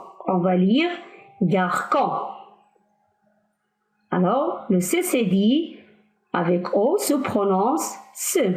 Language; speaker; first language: French; non-native, local second language; Arabic